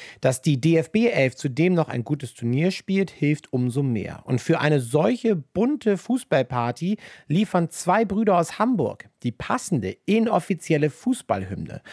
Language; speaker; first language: German; native; German